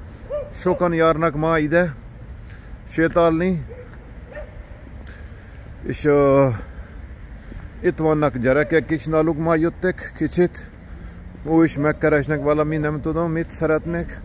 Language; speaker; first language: Hungarian; non-native, learner; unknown